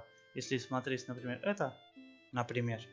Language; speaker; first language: Russian; non-native, learner; Spanish